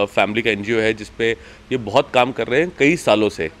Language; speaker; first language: Hindi; native; Hindi